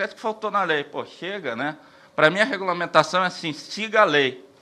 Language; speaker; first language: Portuguese; native; Portuguese